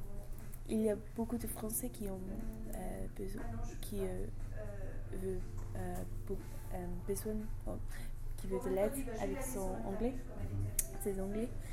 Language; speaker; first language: French; non-native, learner; English